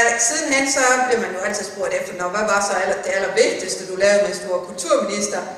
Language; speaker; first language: Danish; native; Danish